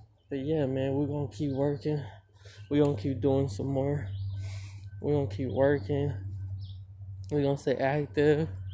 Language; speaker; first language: English; early bilingual, other home language; Spanish